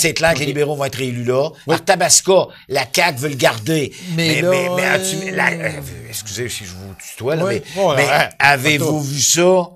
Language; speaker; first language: French; native; French